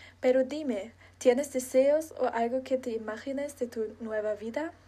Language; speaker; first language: Spanish; non-native, learner; German